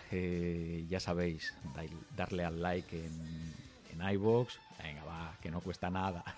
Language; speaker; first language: Spanish; native; Spanish